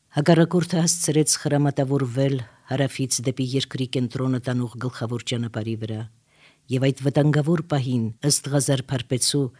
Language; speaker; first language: Armenian; native; Armenian